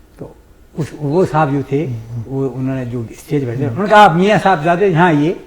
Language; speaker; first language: Urdu; native; Urdu